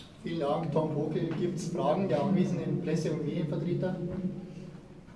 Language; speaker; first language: German; native; German